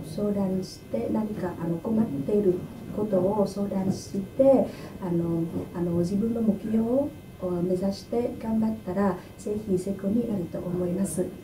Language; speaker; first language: Japanese; non-native, learner; Vietnamese